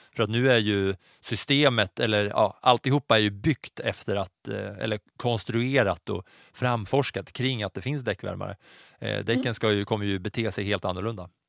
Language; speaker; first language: Swedish; native; Swedish